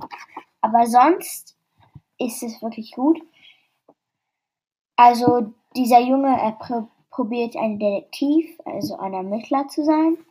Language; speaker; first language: German; non-native, learner; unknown